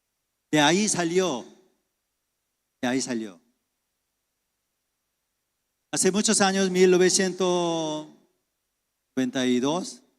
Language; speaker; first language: Spanish; non-native, fluent; Korean